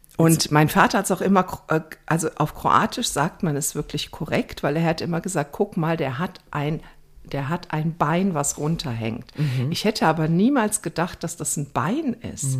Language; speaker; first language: German; early bilingual, other home language; Croatian